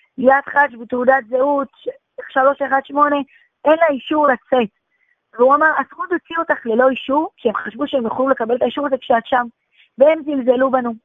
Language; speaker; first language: Hebrew; native; Hebrew